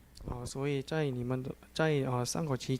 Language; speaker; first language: Chinese; non-native, learner; Korean